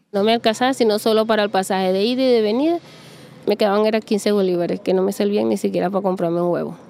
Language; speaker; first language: Spanish; native; Spanish